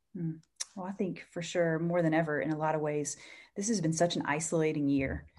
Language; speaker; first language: English; native; English